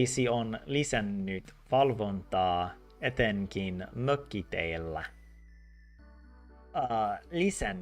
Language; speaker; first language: Finnish; non-native, learner; English